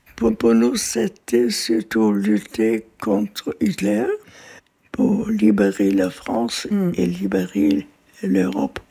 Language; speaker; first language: French; non-native, fluent; German